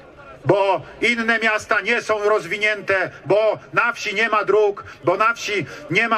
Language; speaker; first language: Polish; native; Polish